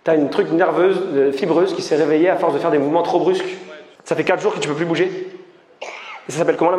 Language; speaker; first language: French; native; French